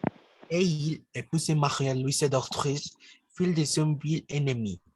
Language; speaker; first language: French; non-native, learner; Spanish